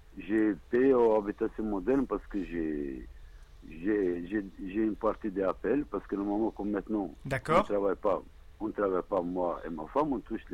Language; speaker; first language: French; non-native, learner; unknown